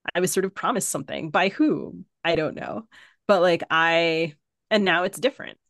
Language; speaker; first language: English; native; English